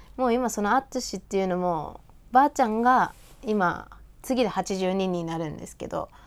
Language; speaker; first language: Japanese; native; Japanese